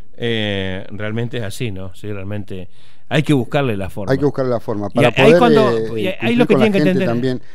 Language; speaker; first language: Spanish; native; Spanish